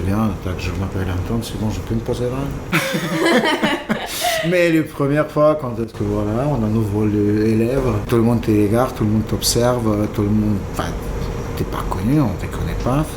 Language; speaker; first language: French; non-native, fluent; Russian